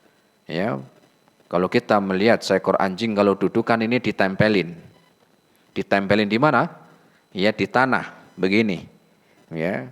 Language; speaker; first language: Indonesian; native; Indonesian